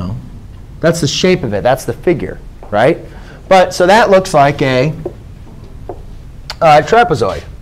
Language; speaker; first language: English; native; English